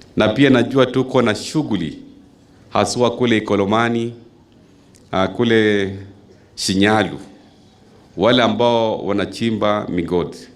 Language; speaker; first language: Swahili; non-native, local second language; Luyia